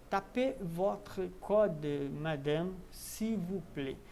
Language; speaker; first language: French; non-native, fluent; Portuguese